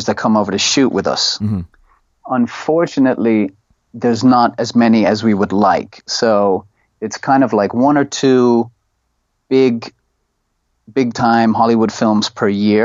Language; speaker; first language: English; native; English